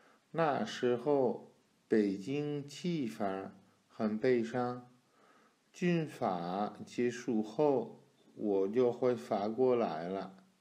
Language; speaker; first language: Chinese; non-native, fluent; French